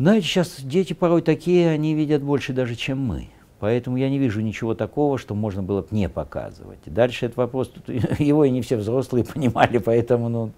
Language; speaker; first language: Russian; native; Russian